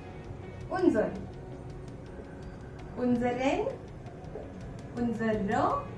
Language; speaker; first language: German; non-native, fluent; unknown